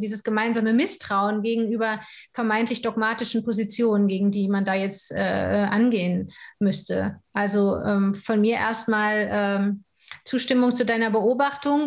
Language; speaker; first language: German; native; German